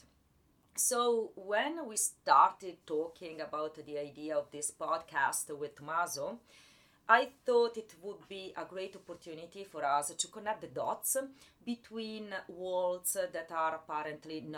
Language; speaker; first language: English; non-native, fluent; Italian